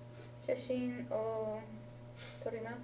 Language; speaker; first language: Japanese; non-native, learner; English